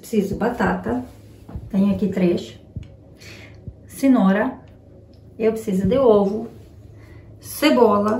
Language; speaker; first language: Portuguese; non-native, learner; Ukrainian